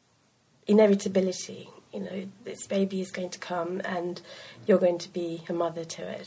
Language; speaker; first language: English; non-native, local second language; Sinhala